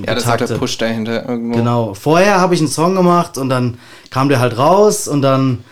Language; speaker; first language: German; native; German